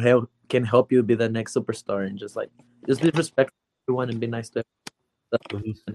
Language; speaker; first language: English; non-native, fluent; Spanish